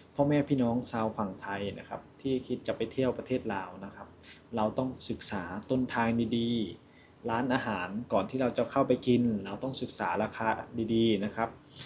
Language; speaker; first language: Thai; native; Thai